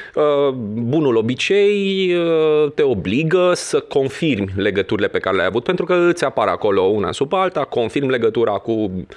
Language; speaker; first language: Romanian; non-native, local second language; Hungarian